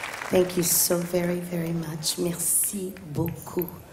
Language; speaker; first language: English; native; English